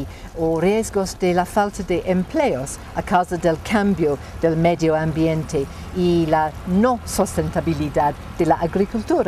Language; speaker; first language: Spanish; non-native, fluent; English